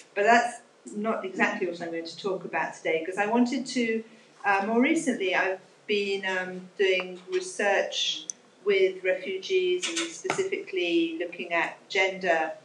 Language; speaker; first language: English; native; English